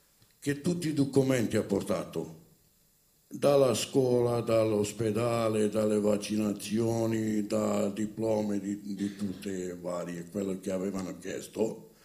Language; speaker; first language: Italian; non-native, learner; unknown